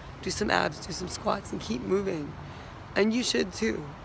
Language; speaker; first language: English; native; English